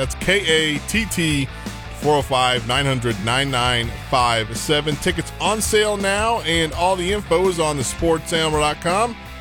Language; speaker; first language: English; native; English